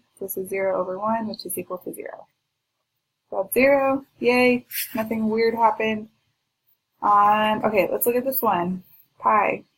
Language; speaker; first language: English; native; English